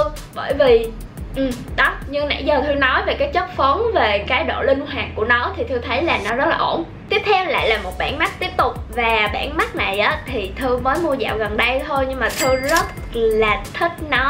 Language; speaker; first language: Vietnamese; native; Vietnamese